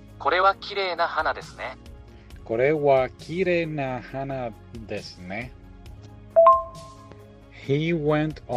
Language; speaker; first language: Japanese; non-native, learner; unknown